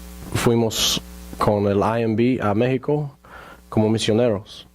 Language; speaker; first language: Spanish; non-native, fluent; English